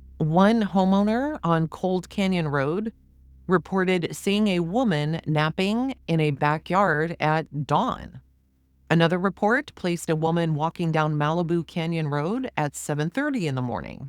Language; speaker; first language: English; native; English